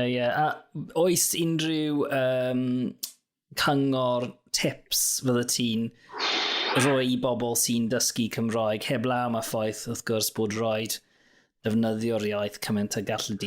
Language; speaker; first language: Welsh; non-native, local second language; English